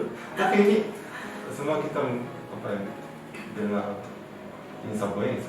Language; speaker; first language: Indonesian; non-native, learner; Korean